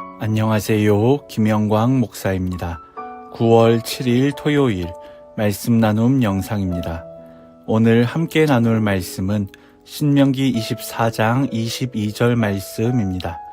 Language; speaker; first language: Korean; native; Korean